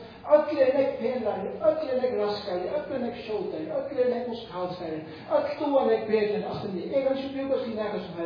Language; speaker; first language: Swedish; non-native, learner; Faroese